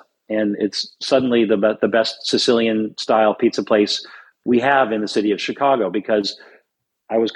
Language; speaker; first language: English; native; English